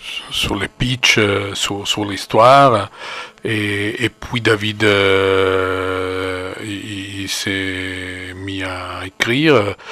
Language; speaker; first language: French; non-native, fluent; Italian